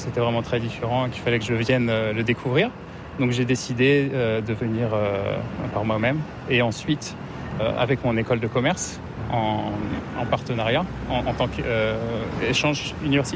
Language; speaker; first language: French; native; French